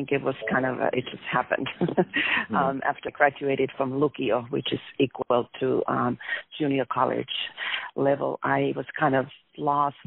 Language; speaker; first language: English; non-native, fluent; Finnish